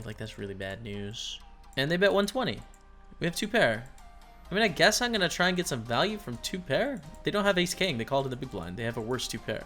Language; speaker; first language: English; native; English